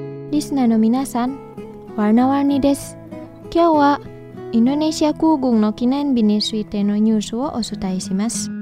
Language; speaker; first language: Japanese; non-native, fluent; Indonesian